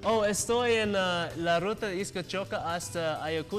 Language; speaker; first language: Spanish; non-native, learner; English